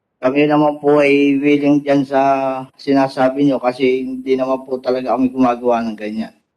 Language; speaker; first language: Filipino; native; Filipino